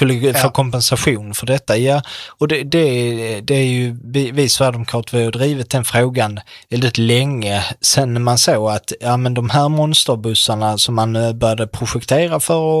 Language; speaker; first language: Swedish; native; Swedish